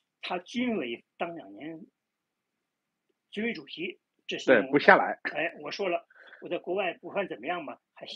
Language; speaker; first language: Chinese; native; Chinese